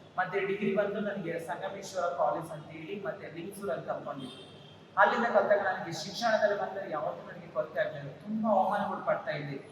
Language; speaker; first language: Kannada; native; Kannada